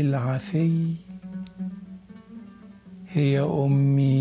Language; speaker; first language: Arabic; native; Arabic